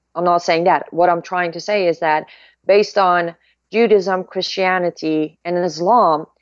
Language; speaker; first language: English; non-native, fluent; Persian